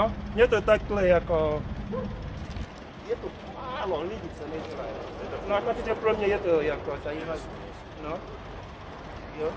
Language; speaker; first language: Czech; non-native, learner; English